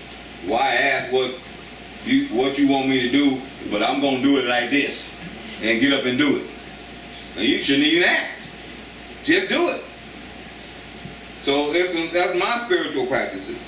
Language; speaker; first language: English; native; English